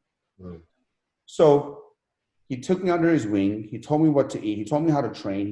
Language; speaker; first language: English; non-native, fluent; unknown